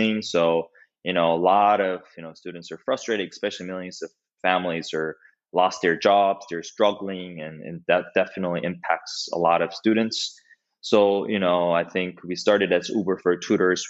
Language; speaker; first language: English; non-native, fluent; Korean